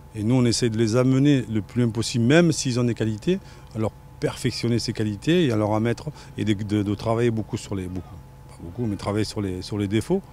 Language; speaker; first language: French; native; French